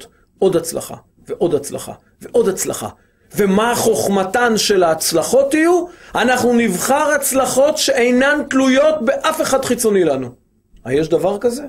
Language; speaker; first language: Hebrew; native; Hebrew